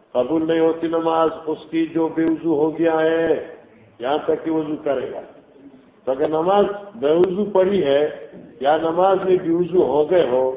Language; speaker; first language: Urdu; non-native, local second language; Northern Hindko